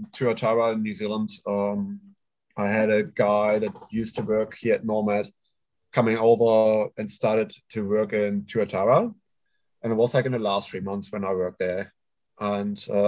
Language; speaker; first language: English; non-native, fluent; German